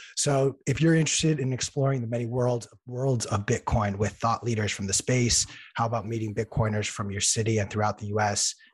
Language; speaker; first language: English; native; English